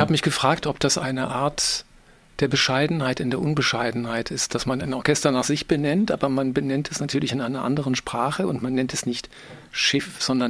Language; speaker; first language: German; native; German